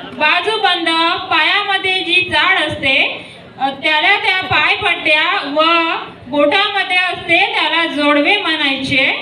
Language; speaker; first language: Marathi; native; Marathi